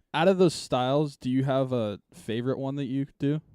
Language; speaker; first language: English; native; English